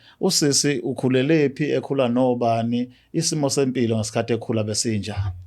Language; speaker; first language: Zulu; native; Zulu